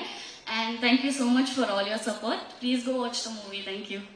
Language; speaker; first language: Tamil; non-native, fluent; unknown